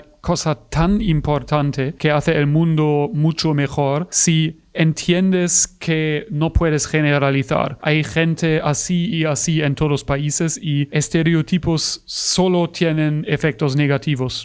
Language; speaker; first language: Spanish; non-native, fluent; German